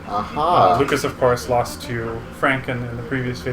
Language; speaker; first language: English; native; English